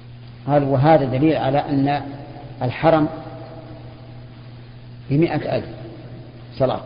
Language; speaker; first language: Arabic; native; Arabic